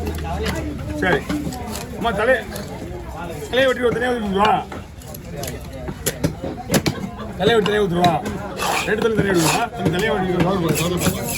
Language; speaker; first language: Tamil; native; Tamil